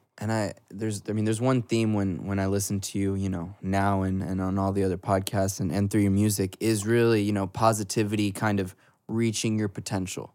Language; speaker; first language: English; native; English